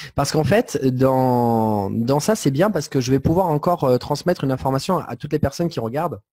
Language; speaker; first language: French; native; French